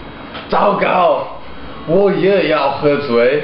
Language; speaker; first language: Chinese; non-native, learner; English